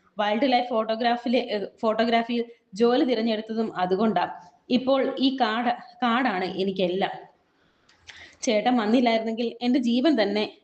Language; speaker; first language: Malayalam; native; Malayalam